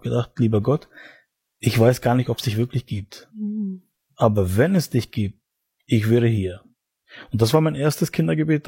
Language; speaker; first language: German; native; German